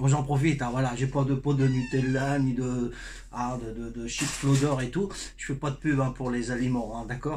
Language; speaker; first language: French; native; French